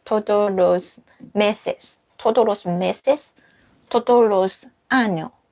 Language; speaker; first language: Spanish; non-native, learner; Chinese